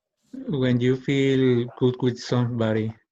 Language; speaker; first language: English; non-native, learner; Spanish